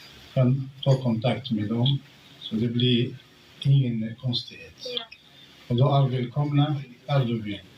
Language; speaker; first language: Swedish; non-native, fluent; Arabic